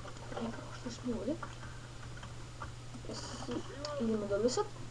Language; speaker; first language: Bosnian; early bilingual, heritage; Bosnian